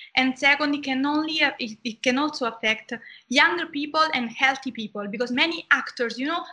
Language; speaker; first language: English; non-native, fluent; Italian